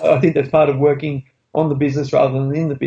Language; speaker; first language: English; native; English